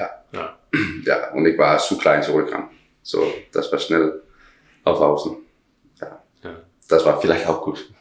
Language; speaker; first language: German; non-native, learner; Danish